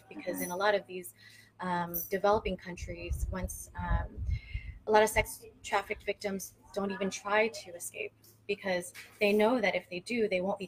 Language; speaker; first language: English; native; English